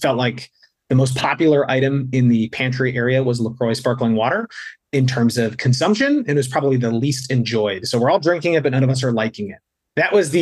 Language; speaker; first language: English; native; English